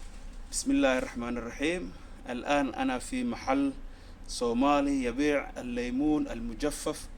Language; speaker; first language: Arabic; non-native, local second language; Somali